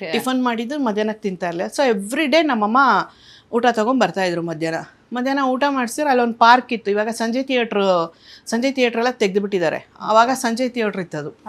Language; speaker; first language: Kannada; native; Kannada